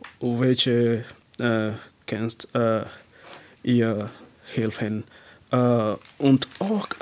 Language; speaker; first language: German; non-native, learner; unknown